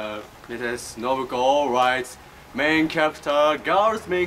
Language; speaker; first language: English; non-native, learner; Japanese